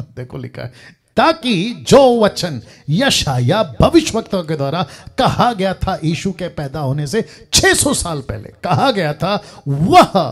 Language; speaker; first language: Hindi; native; Hindi